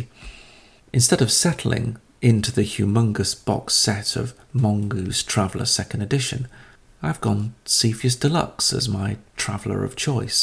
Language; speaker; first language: English; native; English